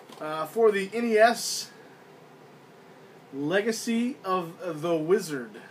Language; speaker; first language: English; native; English